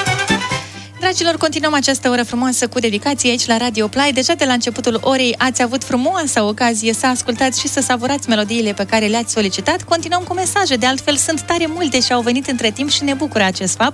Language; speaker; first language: Romanian; native; Romanian